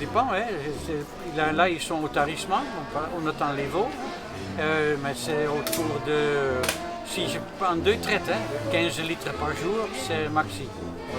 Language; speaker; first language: French; non-native, fluent; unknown